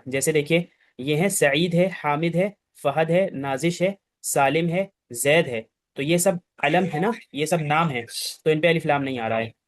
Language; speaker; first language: Urdu; native; Urdu